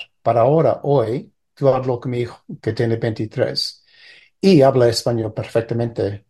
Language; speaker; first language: Spanish; early bilingual, heritage; Spanish